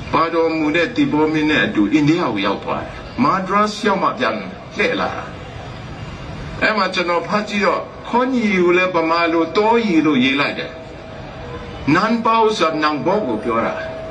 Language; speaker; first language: Burmese; non-native, local second language; Kachin